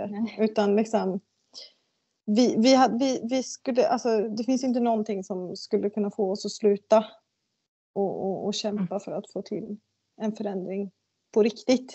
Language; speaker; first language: Swedish; native; Swedish